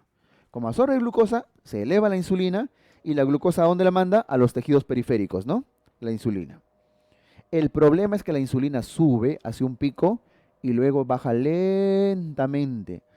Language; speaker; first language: Spanish; native; Spanish